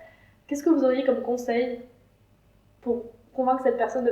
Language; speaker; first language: French; native; French